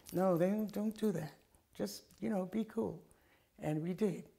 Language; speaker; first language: English; native; English